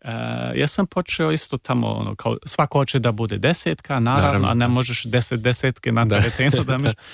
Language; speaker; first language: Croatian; early bilingual, heritage; Serbian